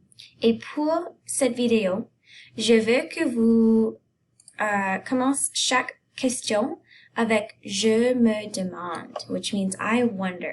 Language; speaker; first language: French; non-native, fluent; English